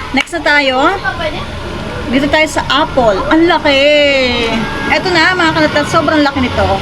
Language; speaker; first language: Filipino; non-native, local second language; Bikol